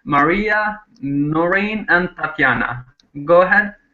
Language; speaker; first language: English; non-native, fluent; Albanian